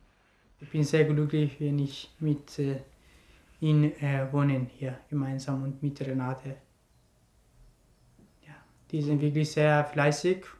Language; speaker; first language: German; non-native, learner; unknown